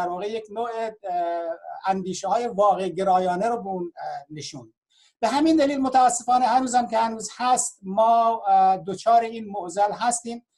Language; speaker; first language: Persian; non-native, local second language; Baluchi